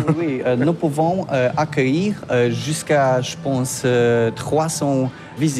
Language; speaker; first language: French; non-native, learner; Polish